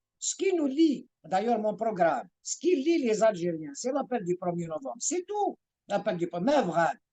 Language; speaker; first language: French; non-native, local second language; Kabyle